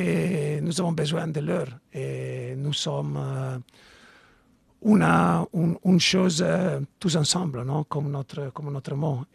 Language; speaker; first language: French; non-native, fluent; Italian